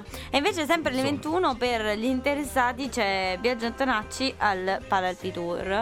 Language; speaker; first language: Italian; native; Italian